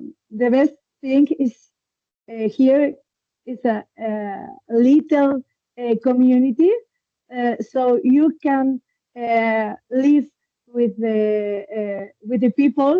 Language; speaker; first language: English; non-native, learner; Spanish